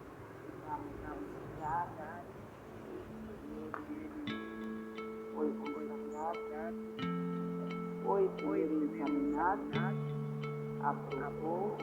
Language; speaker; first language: Portuguese; non-native, local second language; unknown